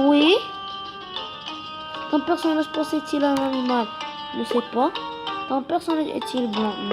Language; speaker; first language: French; non-native, local second language; Arabic